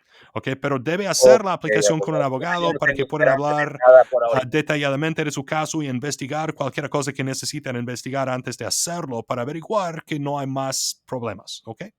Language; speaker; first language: Spanish; non-native, fluent; English